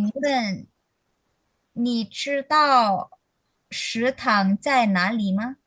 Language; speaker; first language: Chinese; non-native, fluent; Indonesian